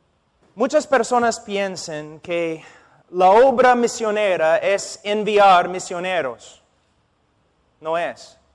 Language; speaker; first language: Spanish; non-native, fluent; English